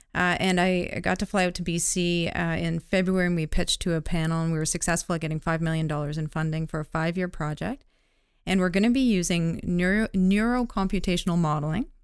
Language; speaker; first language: English; native; English